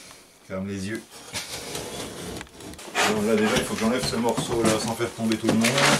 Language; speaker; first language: French; native; French